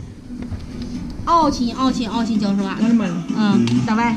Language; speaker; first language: Russian; non-native, learner; Chinese